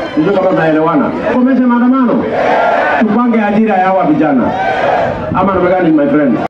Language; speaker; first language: Swahili; non-native, local second language; Kalenjin